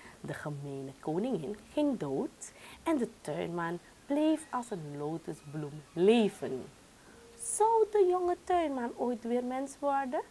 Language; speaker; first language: Dutch; non-native, local second language; Caribbean Hindustani